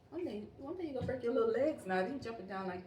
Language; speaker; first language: English; native; English